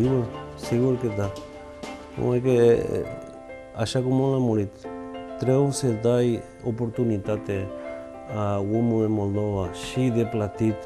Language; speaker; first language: Romanian; non-native, learner; Spanish